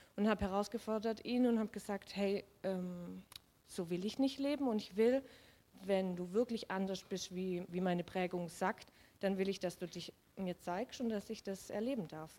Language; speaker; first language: German; native; German